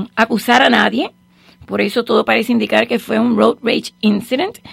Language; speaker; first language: Spanish; native; Spanish